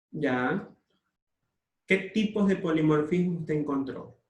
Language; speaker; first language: Spanish; native; Spanish